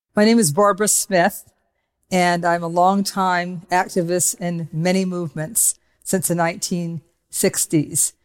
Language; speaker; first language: English; native; English